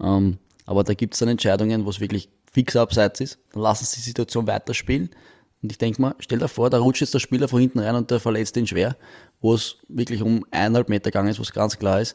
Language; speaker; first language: German; native; German